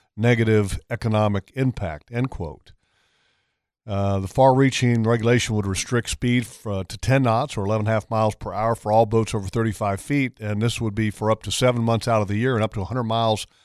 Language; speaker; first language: English; native; English